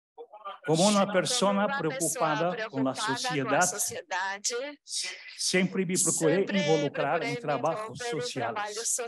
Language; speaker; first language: Portuguese; early bilingual, other home language; German